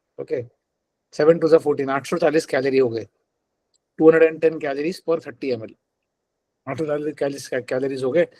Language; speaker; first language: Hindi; non-native, local second language; Telugu